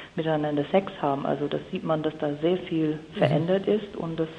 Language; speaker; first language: German; non-native, fluent; English